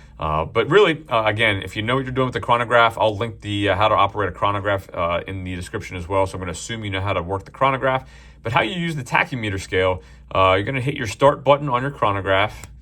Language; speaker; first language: English; native; English